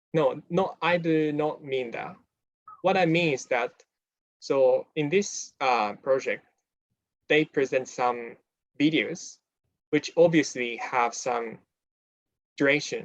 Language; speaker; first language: English; non-native, fluent; Japanese